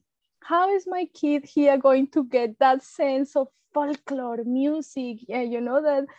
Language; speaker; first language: English; non-native, fluent; Spanish